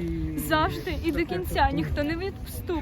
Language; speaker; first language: Ukrainian; native; Ukrainian